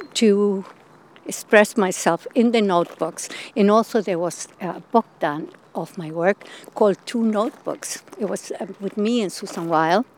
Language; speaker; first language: English; non-native, fluent; Spanish